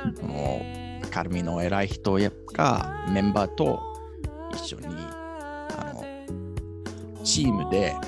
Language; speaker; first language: Japanese; non-native, fluent; English